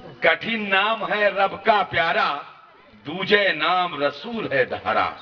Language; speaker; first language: Urdu; native; Urdu